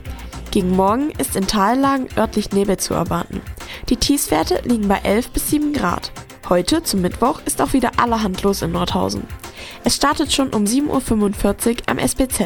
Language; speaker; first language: German; native; German